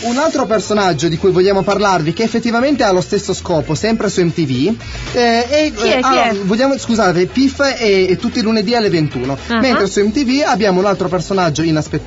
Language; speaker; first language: Italian; native; Italian